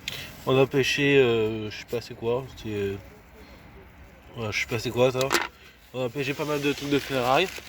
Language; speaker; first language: French; native; French